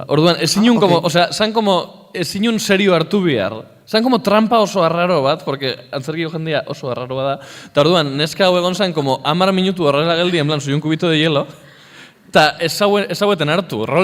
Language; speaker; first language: Basque; native; Basque